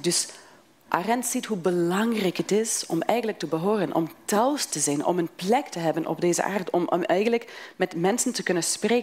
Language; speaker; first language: Dutch; non-native, fluent; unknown